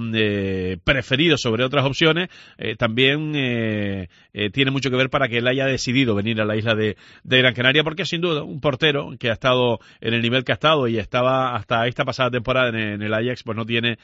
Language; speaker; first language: Spanish; native; Spanish